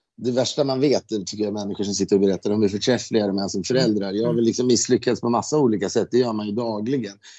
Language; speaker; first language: Swedish; native; Swedish